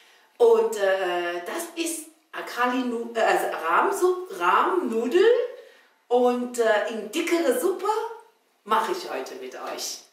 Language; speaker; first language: German; non-native, learner; Chinese